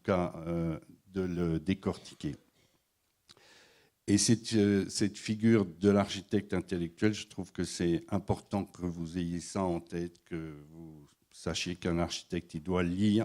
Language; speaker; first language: French; native; French